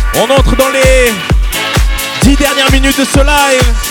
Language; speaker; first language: French; native; French